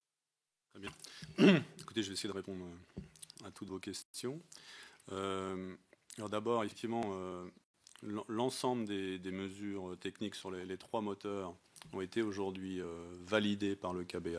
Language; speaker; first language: French; native; French